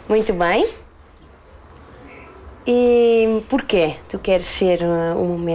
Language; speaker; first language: Portuguese; early bilingual, heritage; Dutch